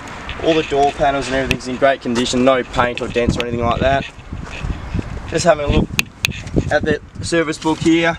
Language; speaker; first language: English; native; English